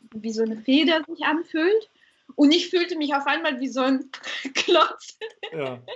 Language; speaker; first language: German; non-native, fluent; Bulgarian